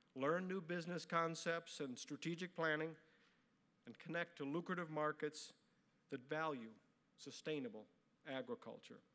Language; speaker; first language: English; native; English